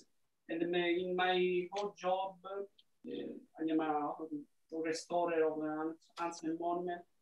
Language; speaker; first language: English; non-native, learner; Italian